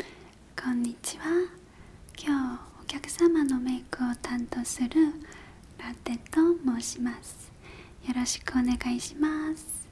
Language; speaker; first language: Japanese; non-native, learner; Korean